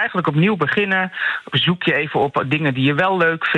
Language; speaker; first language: Dutch; native; Dutch